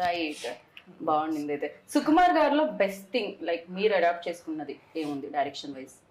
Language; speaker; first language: Telugu; native; Telugu